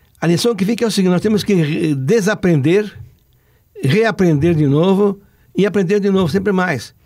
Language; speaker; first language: Portuguese; non-native, local second language; Italian